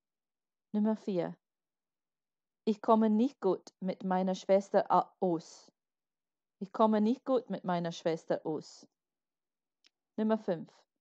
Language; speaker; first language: German; non-native, fluent; English